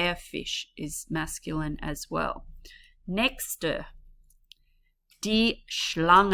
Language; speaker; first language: German; non-native, learner; English